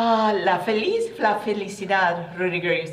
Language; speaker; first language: Spanish; non-native, learner; English